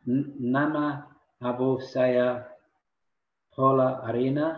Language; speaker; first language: Indonesian; non-native, learner; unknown